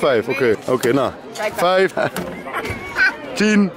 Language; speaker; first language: Dutch; native; Dutch